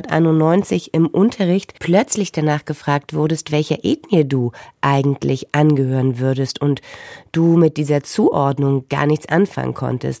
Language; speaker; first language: German; native; German